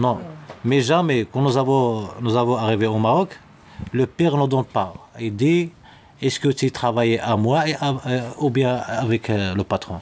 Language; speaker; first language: French; non-native, learner; Arabic